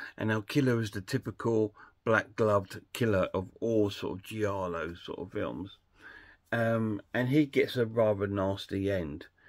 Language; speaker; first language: English; native; English